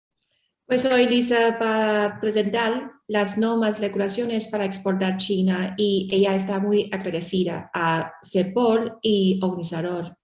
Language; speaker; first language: Spanish; non-native, learner; Chinese